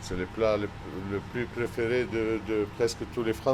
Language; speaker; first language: French; early bilingual, other home language; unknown